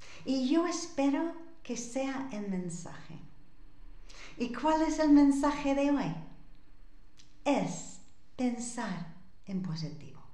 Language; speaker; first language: Spanish; non-native, fluent; English